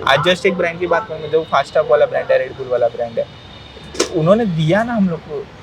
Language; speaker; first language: Hindi; non-native, local second language; Marathi